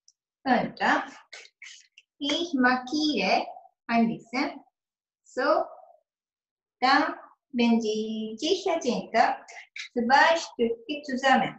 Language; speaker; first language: German; non-native, learner; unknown